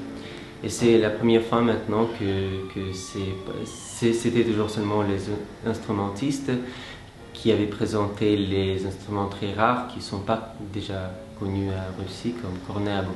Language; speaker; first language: French; non-native, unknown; Russian